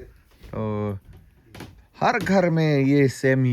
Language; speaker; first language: Hindi; non-native, local second language; Khasi